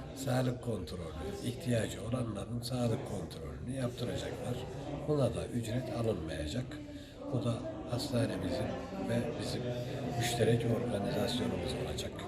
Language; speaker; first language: Turkish; native; Turkish